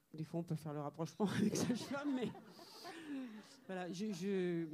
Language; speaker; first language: French; native; French